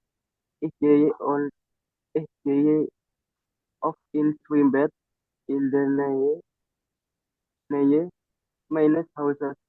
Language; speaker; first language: German; non-native, learner; Indonesian